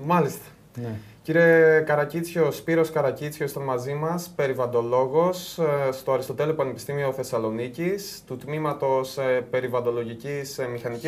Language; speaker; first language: Greek; native; Greek